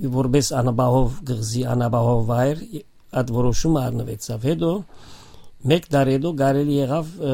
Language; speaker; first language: Armenian; native; Armenian